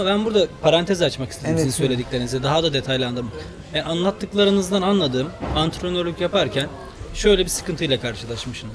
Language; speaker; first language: Turkish; native; Turkish